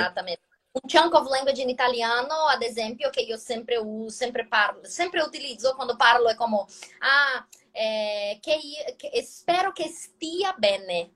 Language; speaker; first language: Italian; non-native, learner; Portuguese